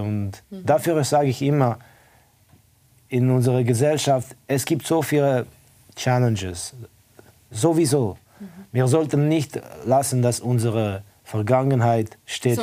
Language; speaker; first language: German; non-native, fluent; Estonian